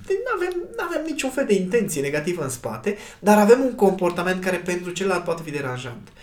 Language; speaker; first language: Romanian; native; Romanian